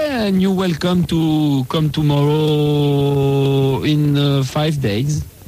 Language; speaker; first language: English; non-native, learner; French